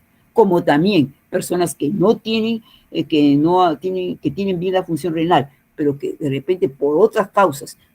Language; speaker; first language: Spanish; native; Spanish